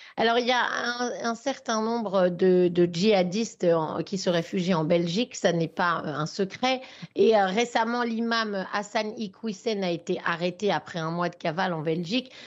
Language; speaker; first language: French; native; French